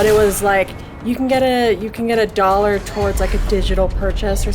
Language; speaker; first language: English; native; English